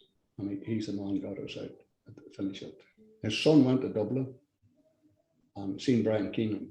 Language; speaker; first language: English; native; English